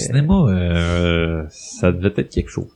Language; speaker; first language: French; native; French